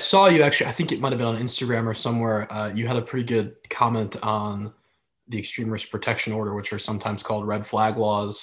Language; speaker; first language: English; native; English